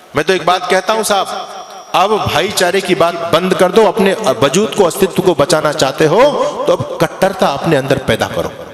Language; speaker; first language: Hindi; native; Hindi